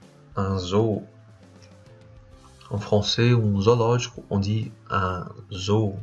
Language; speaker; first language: French; non-native, fluent; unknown